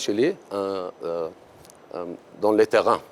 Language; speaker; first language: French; non-native, learner; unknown